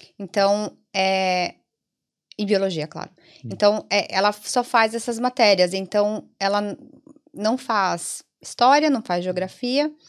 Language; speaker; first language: Portuguese; early bilingual, other home language; Italian